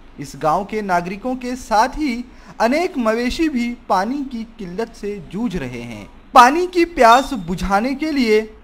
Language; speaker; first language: Hindi; non-native, local second language; Marathi